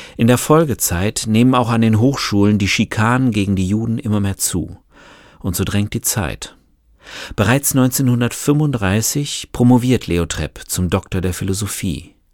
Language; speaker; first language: German; native; German